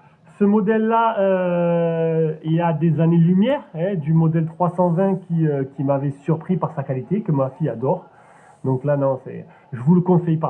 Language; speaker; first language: French; native; French